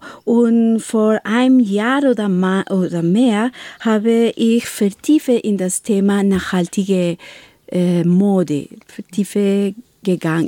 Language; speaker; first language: German; non-native, learner; Spanish